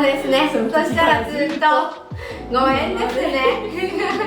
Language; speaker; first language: Japanese; non-native, fluent; Chinese